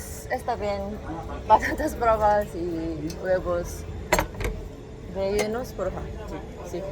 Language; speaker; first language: Spanish; non-native, learner; Korean